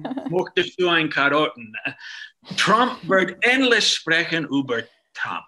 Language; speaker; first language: German; non-native, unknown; English